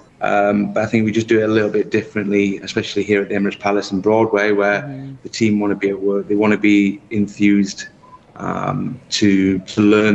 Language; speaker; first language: English; native; English